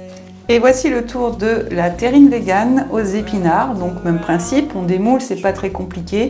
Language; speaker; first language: French; native; French